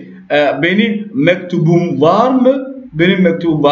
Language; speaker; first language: Turkish; non-native, learner; French